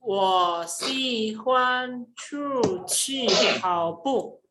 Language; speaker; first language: Chinese; non-native, fluent; Indonesian